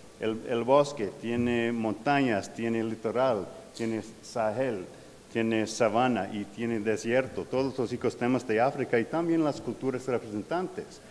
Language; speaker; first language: Spanish; non-native, learner; English